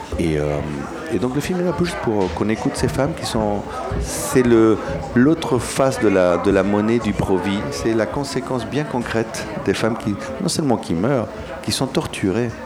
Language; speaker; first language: French; early bilingual, other home language; Spanish